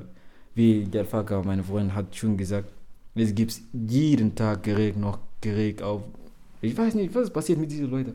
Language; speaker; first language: German; non-native, learner; Arabic